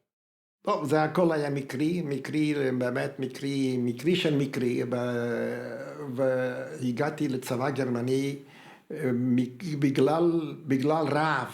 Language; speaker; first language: Hebrew; non-native, fluent; Hungarian